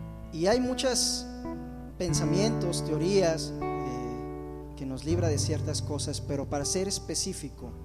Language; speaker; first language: Spanish; native; Spanish